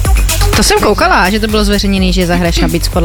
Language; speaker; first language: Czech; native; Czech